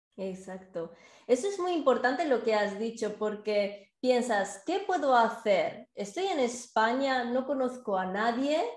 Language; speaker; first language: Spanish; native; Spanish